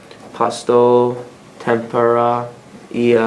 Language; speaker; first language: Spanish; non-native, learner; English